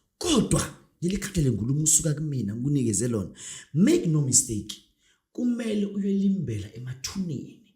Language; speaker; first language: Zulu; non-native, local second language; Northern Sotho